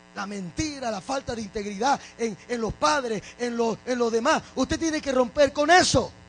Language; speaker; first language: Spanish; native; Spanish